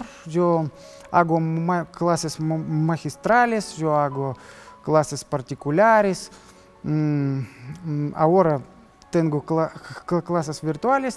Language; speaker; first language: Spanish; non-native, learner; Russian